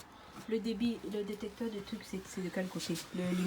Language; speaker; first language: French; native; French